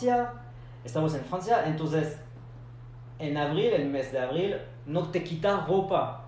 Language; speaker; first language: Spanish; non-native, fluent; French